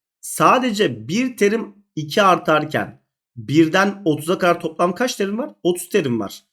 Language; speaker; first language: Turkish; native; Turkish